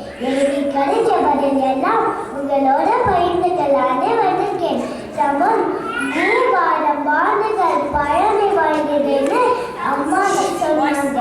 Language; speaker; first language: Tamil; early bilingual, heritage; Tamil